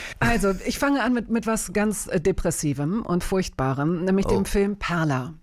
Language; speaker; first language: German; native; German